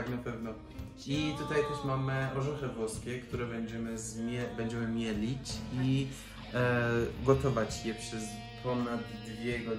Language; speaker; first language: Polish; non-native, fluent; Persian